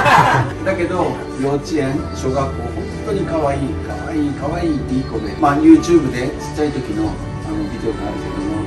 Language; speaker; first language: Japanese; native; Japanese